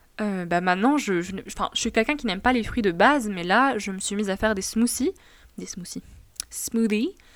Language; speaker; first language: French; non-native, local second language; Arabic